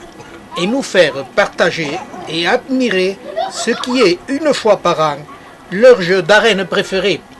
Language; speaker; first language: French; native; French